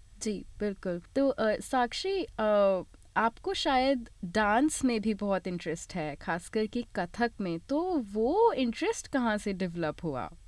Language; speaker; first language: Hindi; native; Hindi